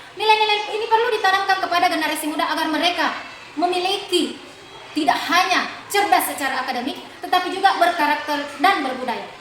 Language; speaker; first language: Indonesian; non-native, local second language; Buginese